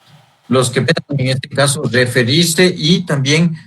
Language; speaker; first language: Spanish; native; Spanish